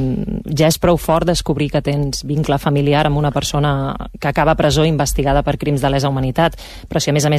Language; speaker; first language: Catalan; native; Catalan